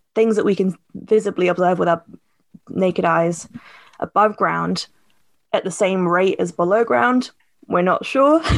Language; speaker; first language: English; native; English